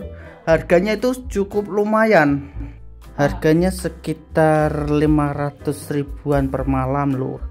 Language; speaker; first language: Indonesian; native; Indonesian